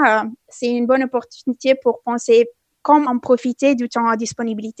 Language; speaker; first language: French; non-native, fluent; Italian